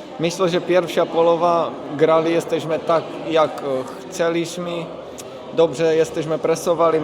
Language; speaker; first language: Polish; non-native, learner; Czech